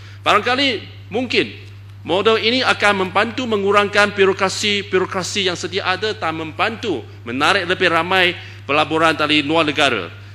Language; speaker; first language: Malay; non-native, local second language; Chinese